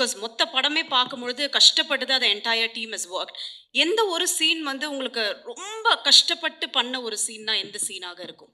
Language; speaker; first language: Tamil; native; Tamil